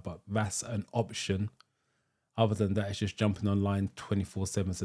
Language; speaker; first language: English; native; English